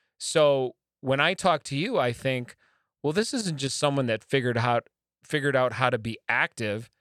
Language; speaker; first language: English; native; English